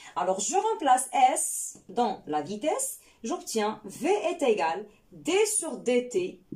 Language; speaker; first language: French; non-native, local second language; Arabic